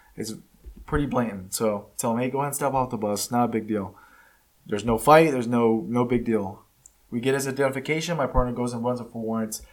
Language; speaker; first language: English; early bilingual, other home language; Spanish